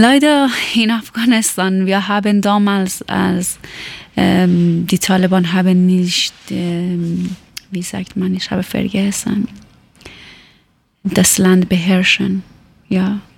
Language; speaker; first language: German; non-native, learner; Persian